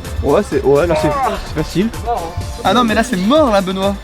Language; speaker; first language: French; native; French